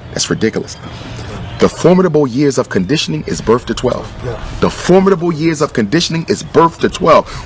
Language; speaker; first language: English; native; English